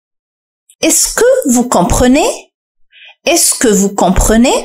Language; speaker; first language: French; non-native, fluent; Arabic